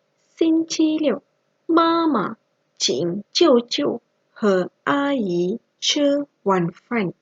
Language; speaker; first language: Chinese; non-native, local second language; Malay